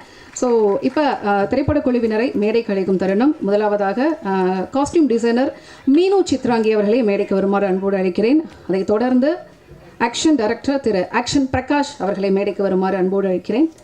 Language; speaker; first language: Tamil; native; Tamil